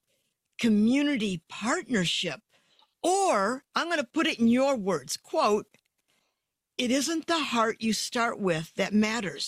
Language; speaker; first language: English; native; English